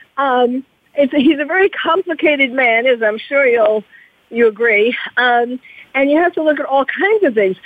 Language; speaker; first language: English; native; English